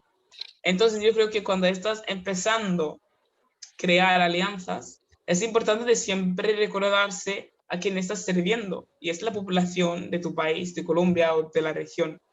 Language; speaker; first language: Spanish; non-native, fluent; Kinyarwanda